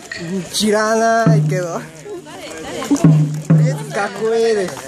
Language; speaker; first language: Japanese; non-native, learner; Spanish